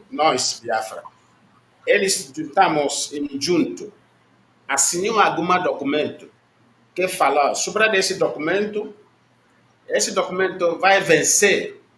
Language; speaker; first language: Portuguese; non-native, learner; Igbo